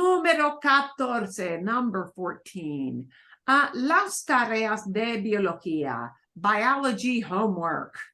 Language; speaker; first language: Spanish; non-native, fluent; English